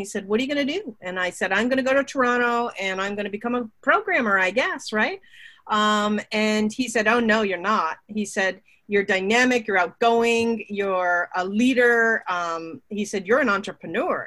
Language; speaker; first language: English; native; English